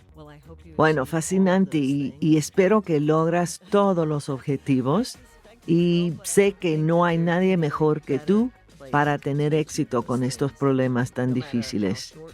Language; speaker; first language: Spanish; non-native, fluent; English